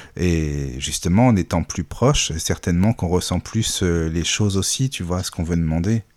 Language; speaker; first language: French; native; French